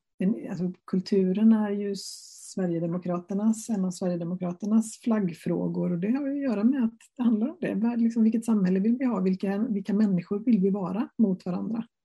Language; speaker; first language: Swedish; native; Swedish